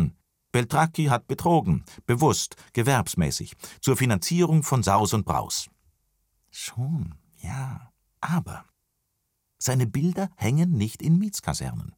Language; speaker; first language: German; native; German